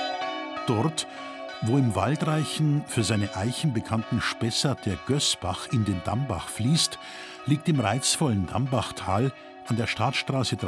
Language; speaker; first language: German; native; German